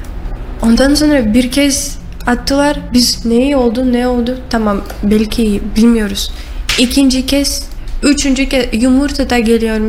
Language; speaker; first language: Turkish; non-native, learner; Russian